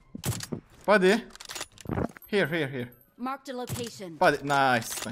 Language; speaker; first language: English; non-native, learner; Turkish